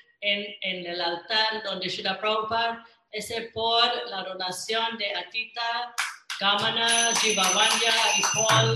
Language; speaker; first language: Spanish; non-native, fluent; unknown